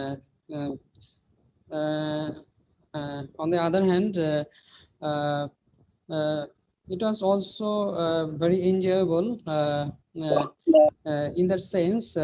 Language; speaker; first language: English; non-native, learner; Bangla